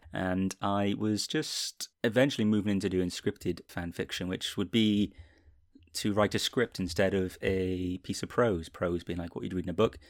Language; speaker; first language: English; native; English